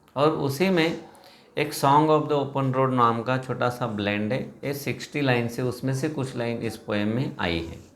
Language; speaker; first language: Hindi; non-native, local second language; Marathi